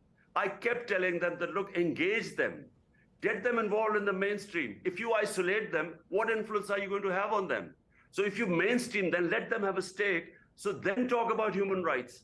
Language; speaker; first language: English; non-native, local second language; Urdu